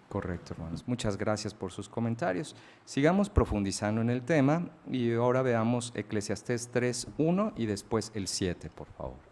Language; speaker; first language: Spanish; native; Spanish